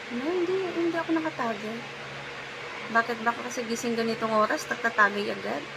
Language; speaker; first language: Filipino; non-native, local second language; Cebuano